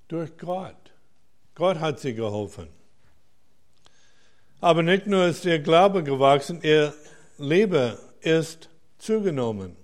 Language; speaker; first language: German; non-native, fluent; English